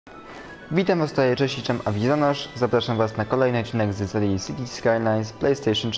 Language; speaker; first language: Polish; native; Polish